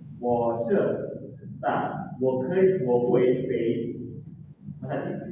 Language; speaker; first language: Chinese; non-native, learner; Indonesian